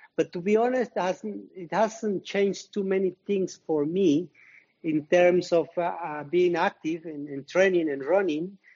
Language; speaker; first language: English; non-native, learner; Spanish